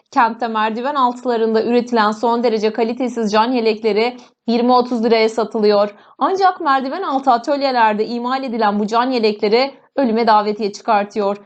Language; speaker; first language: Turkish; native; Turkish